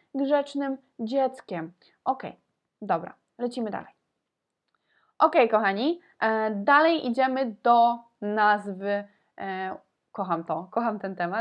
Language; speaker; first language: Polish; non-native, fluent; Russian